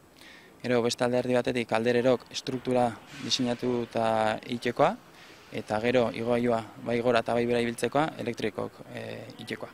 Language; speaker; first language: Basque; native; Basque